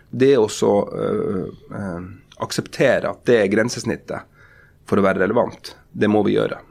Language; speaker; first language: Norwegian; native; Norwegian